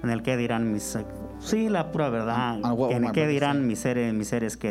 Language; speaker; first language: Spanish; native; Spanish